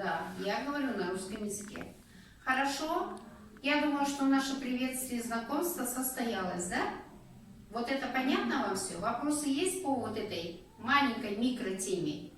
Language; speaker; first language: Russian; non-native, local second language; Kazakh